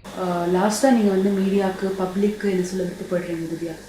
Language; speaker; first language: Tamil; native; Tamil